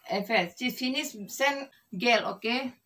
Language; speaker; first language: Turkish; non-native, learner; Indonesian